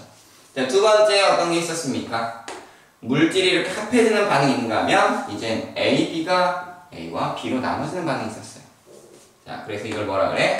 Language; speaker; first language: Korean; native; Korean